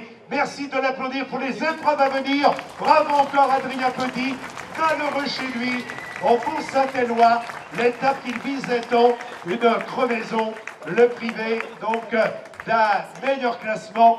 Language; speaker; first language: French; native; French